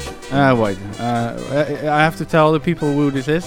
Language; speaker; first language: English; non-native, fluent; Dutch